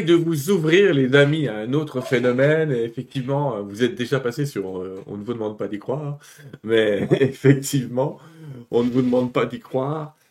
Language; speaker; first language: French; native; French